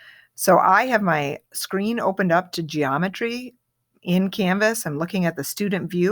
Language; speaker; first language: English; native; English